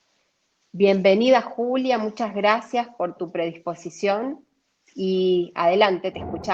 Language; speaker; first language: Spanish; native; Spanish